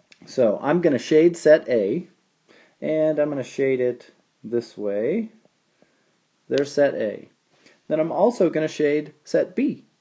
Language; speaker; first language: English; native; English